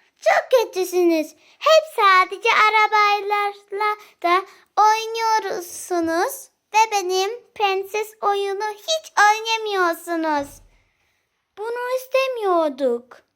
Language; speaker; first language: Turkish; early bilingual, heritage; Turkish